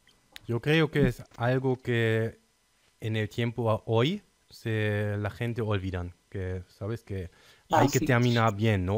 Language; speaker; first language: Spanish; non-native, fluent; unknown